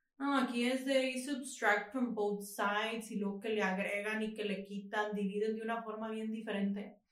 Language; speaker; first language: Spanish; native; Spanish